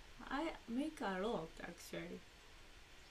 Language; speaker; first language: English; non-native, learner; Japanese